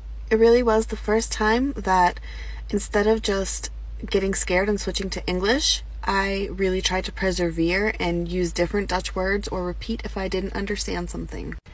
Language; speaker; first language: English; native; English